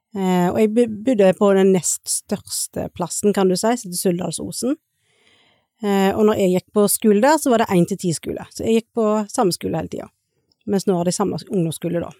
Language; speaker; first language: Norwegian; native; Norwegian